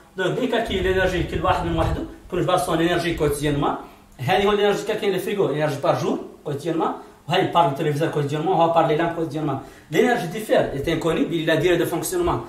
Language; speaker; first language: French; non-native, local second language; Arabic